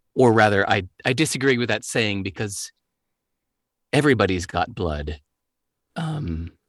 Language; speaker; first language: English; native; English